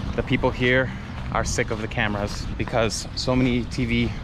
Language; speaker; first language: English; native; English